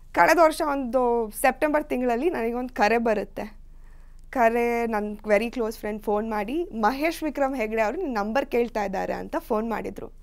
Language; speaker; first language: Kannada; non-native, local second language; Konkani